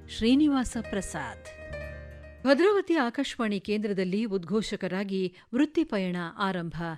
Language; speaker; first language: Kannada; native; Kannada